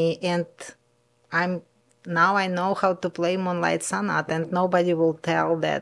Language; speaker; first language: English; non-native, learner; Russian